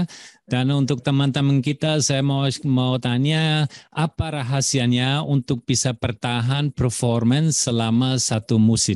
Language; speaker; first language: Indonesian; non-native, fluent; German